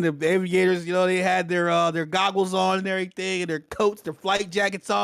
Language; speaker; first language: English; native; English